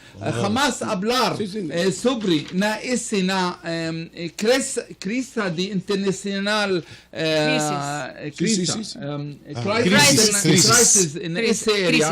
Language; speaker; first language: Spanish; non-native, learner; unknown